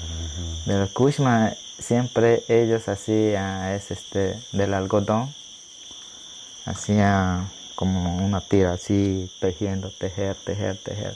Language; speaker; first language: Spanish; non-native, local second language; Shipibo-Conibo